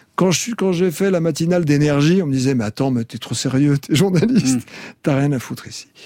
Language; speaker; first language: French; native; French